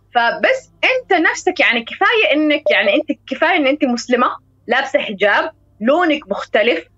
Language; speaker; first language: Arabic; non-native, fluent; Somali